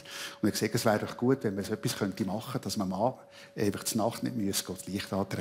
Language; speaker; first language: German; native; German